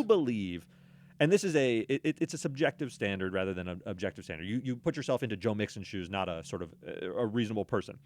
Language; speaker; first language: English; native; English